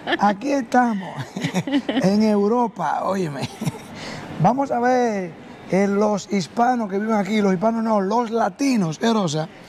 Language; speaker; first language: Spanish; native; Spanish